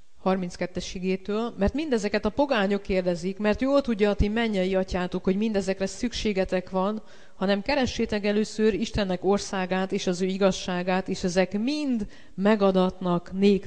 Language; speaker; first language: Hungarian; native; Hungarian